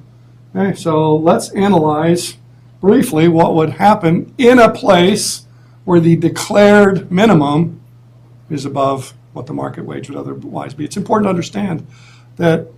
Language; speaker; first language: English; native; English